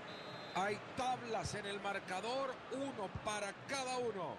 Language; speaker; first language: Spanish; native; Spanish